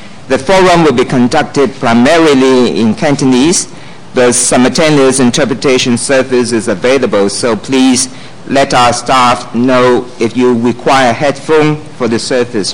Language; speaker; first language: English; non-native, local second language; Cantonese